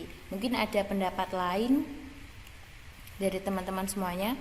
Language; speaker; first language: Indonesian; native; Indonesian